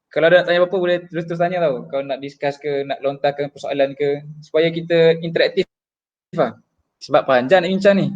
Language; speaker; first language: Malay; native; Malay